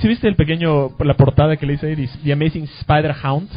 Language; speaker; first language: Spanish; native; Spanish